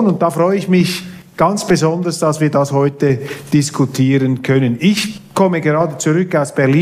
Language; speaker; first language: German; native; German